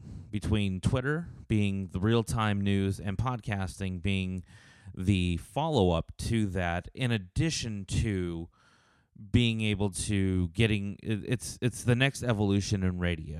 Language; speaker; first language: English; native; English